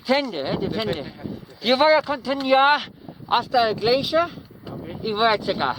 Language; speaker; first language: Spanish; non-native, learner; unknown